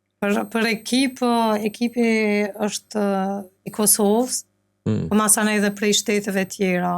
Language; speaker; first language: Albanian; native; Albanian